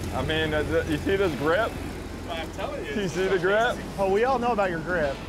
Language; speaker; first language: English; native; English